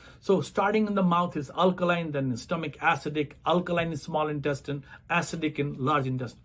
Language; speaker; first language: English; non-native, local second language; Punjabi